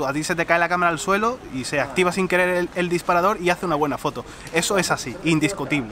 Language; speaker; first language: Spanish; native; Spanish